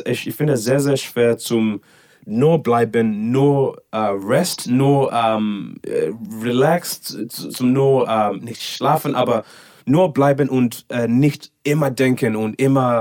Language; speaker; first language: German; non-native, learner; English